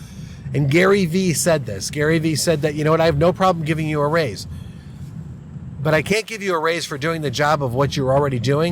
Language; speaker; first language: English; native; English